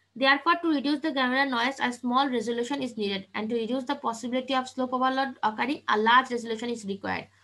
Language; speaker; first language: English; non-native, local second language; Bangla